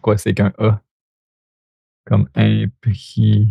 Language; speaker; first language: French; native; French